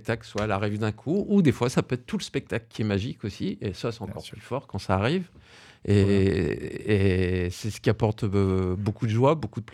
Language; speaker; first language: French; native; French